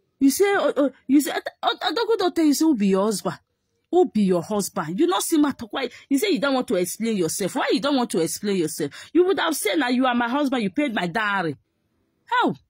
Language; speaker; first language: Nigerian Pidgin; non-native, local second language; Igbo